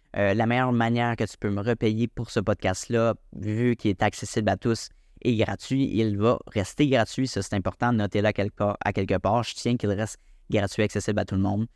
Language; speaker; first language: French; native; French